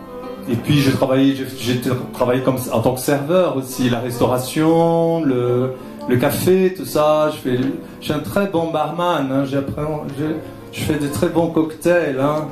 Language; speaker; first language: French; non-native, fluent; Portuguese